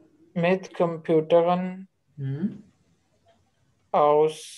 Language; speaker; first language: German; non-native, learner; Urdu